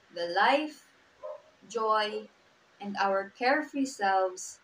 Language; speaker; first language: English; non-native, local second language; Cebuano